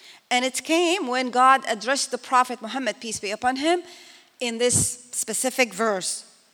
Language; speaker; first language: English; non-native, fluent; Arabic